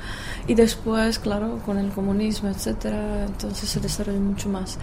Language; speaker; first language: Spanish; non-native, fluent; Czech